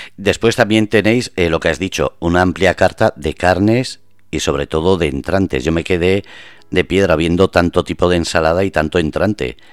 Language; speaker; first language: Spanish; native; Spanish